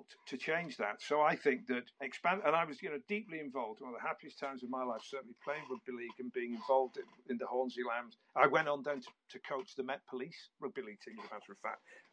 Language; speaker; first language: English; native; English